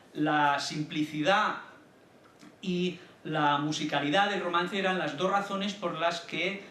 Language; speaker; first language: Spanish; native; Spanish